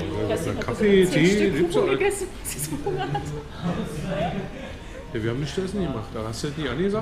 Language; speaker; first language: German; native; German